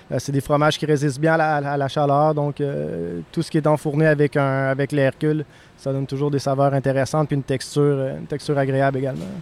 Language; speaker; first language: French; native; French